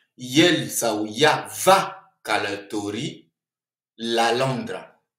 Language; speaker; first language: Romanian; non-native, fluent; French